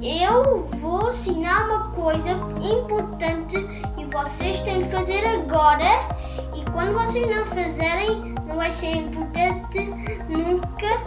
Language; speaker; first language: Portuguese; early bilingual, other home language; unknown